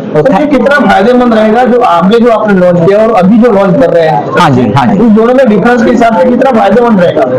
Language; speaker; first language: Hindi; non-native, local second language; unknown